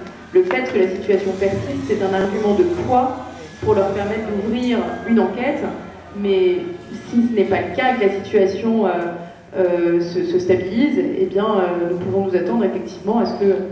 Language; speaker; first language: French; native; French